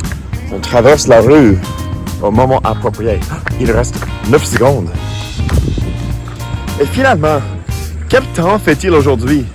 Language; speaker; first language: French; non-native, fluent; English